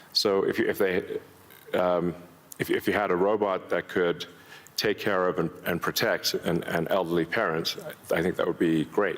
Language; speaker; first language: English; early bilingual, other home language; Afrikaans